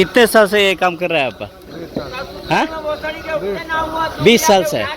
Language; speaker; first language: Hindi; non-native, local second language; Kannada